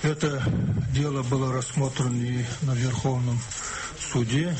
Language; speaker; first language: Russian; non-native, local second language; Kazakh